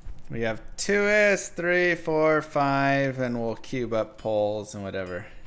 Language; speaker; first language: English; native; English